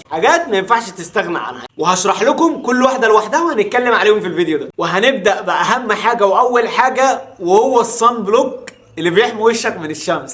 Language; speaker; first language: Arabic; native; Arabic